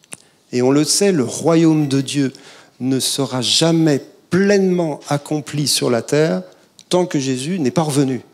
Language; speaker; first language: French; native; French